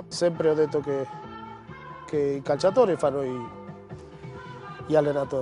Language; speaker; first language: Italian; non-native, fluent; Spanish